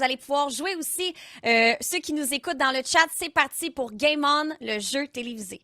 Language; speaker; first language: French; native; French